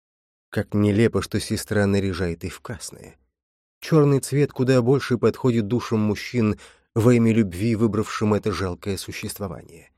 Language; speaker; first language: Russian; native; Russian